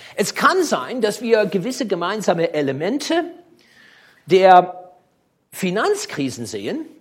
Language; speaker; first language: German; native; German